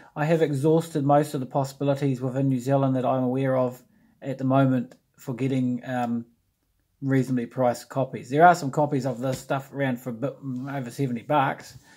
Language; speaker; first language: English; native; English